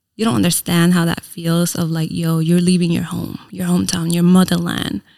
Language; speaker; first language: English; early bilingual, other home language; Filipino